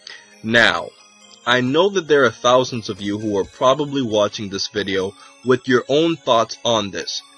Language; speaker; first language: English; native; English